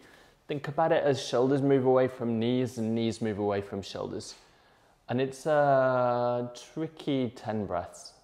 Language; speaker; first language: English; native; English